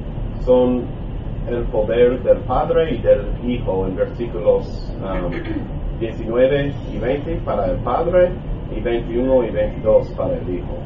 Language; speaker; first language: Spanish; non-native, learner; English